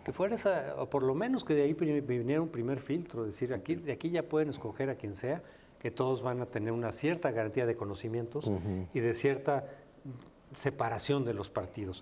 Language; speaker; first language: Spanish; native; Spanish